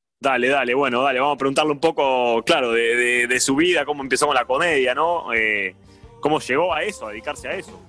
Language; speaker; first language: Spanish; native; Spanish